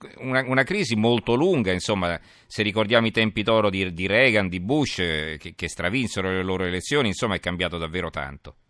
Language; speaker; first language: Italian; native; Italian